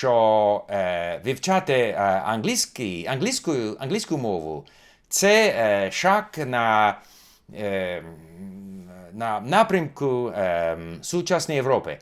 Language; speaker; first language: Ukrainian; non-native, learner; English